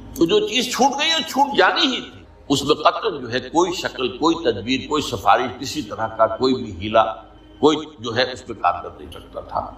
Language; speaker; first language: Urdu; native; Urdu